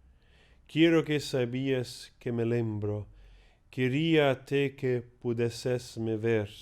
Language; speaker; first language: Portuguese; non-native, learner; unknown